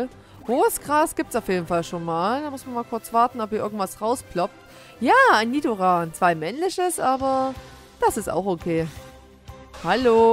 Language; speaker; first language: German; native; German